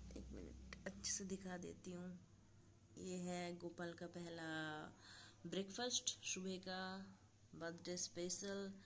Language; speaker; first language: Hindi; non-native, local second language; Bangla